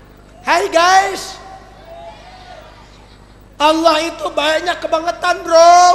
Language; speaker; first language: Indonesian; non-native, local second language; Sundanese